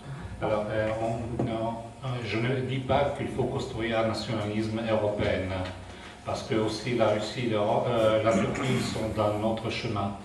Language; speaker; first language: French; non-native, fluent; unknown